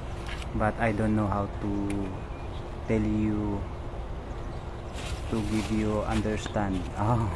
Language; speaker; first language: English; non-native, learner; Filipino